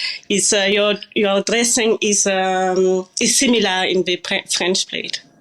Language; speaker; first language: English; non-native, learner; French